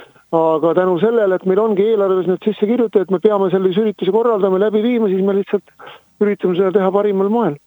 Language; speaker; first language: Estonian; native; Estonian